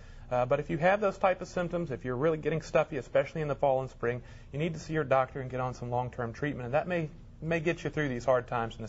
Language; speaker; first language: English; native; English